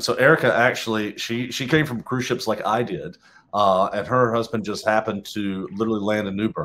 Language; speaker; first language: English; native; English